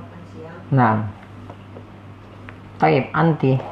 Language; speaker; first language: Arabic; non-native, fluent; Indonesian